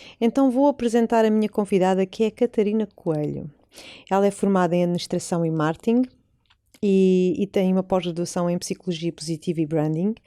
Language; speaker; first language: Portuguese; native; Portuguese